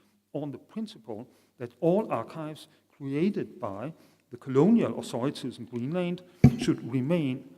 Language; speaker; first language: English; non-native, fluent; Danish